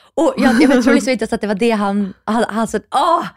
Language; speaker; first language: Swedish; non-native, fluent; Russian